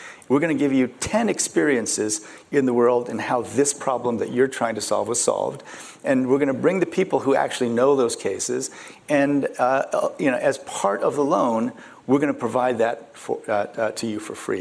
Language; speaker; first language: English; early bilingual, other home language; Korean